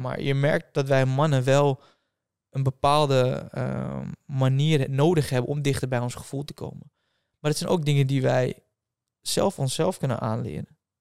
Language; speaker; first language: Dutch; native; Dutch